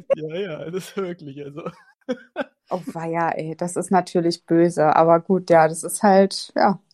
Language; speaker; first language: German; native; German